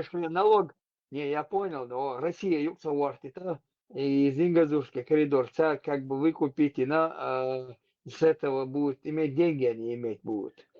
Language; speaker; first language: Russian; non-native, local second language; Chechen